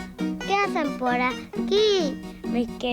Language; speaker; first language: Spanish; native; Spanish